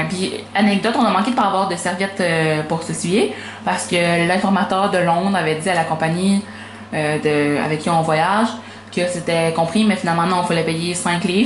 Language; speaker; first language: French; native; French